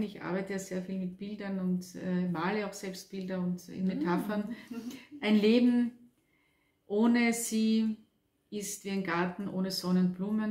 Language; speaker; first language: German; native; German